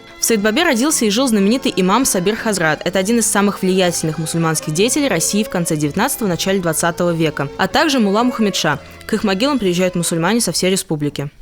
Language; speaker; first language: Russian; native; Russian